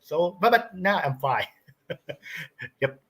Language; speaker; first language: English; non-native, learner; Thai